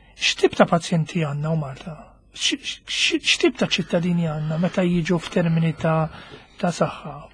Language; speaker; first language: Maltese; native; Maltese